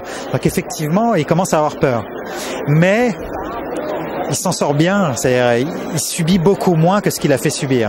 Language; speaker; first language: French; native; French